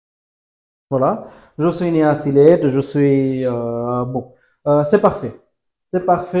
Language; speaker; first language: French; non-native, fluent; Bangla